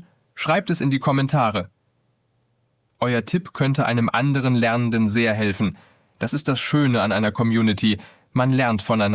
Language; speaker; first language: German; non-native, fluent; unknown